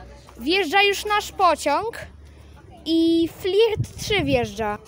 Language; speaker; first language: Polish; native; Polish